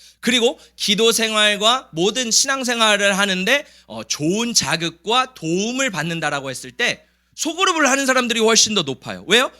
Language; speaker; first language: Korean; early bilingual, heritage; Korean